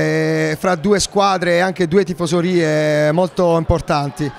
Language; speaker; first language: Italian; native; Italian